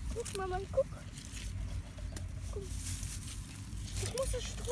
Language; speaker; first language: German; early bilingual, other home language; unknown